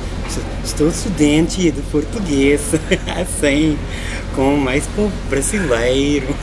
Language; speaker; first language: Portuguese; non-native, fluent; English